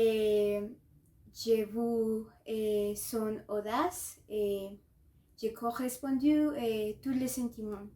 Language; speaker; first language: French; non-native, learner; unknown